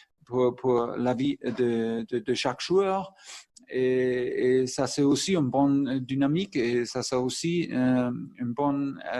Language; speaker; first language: French; non-native, fluent; German